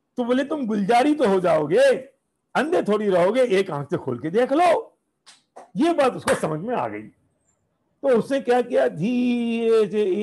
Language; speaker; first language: Hindi; native; Hindi